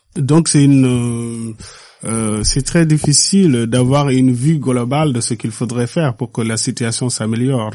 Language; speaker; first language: French; non-native, local second language; Fula